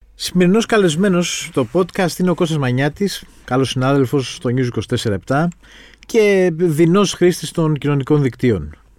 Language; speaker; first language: Greek; native; Greek